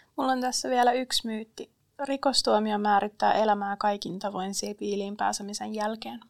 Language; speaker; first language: Finnish; native; Finnish